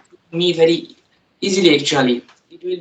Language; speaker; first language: English; non-native, learner; Bangla